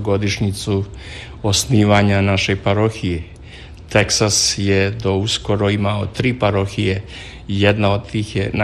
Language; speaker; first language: Serbian; native; Serbian